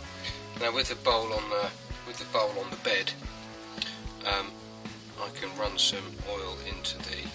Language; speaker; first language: English; native; English